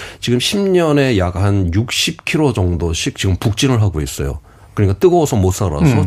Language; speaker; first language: Korean; native; Korean